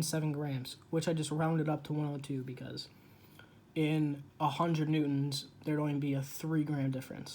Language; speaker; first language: English; native; English